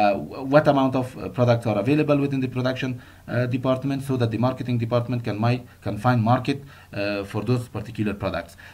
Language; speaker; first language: English; non-native, fluent; Persian